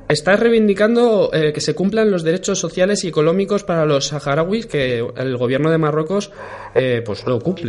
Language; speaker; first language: Spanish; native; Spanish